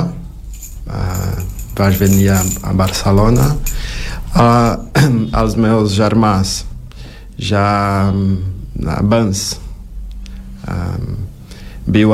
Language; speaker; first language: Catalan; non-native, learner; Portuguese